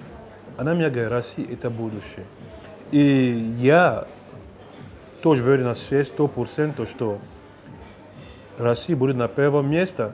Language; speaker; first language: Russian; non-native, fluent; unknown